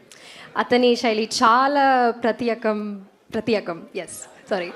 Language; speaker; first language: Telugu; non-native, learner; Malayalam